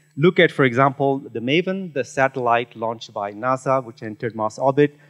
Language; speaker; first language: English; non-native, local second language; Tamil